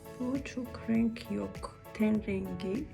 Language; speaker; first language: Turkish; non-native, learner; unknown